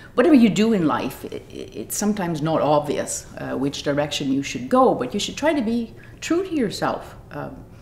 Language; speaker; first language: English; native; English